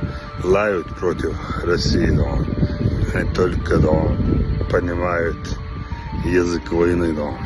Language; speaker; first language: Russian; non-native, local second language; Chechen